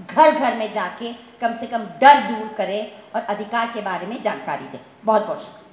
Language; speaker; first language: Hindi; non-native, local second language; Gujarati